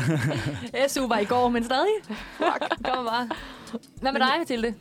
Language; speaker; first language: Danish; native; Danish